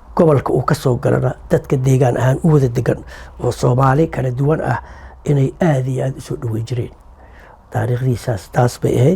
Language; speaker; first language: Somali; native; Somali